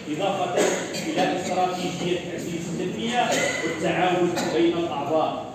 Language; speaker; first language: Arabic; non-native, local second language; Riffian